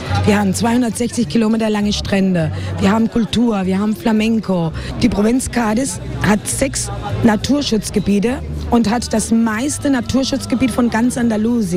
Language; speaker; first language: German; non-native, fluent; Spanish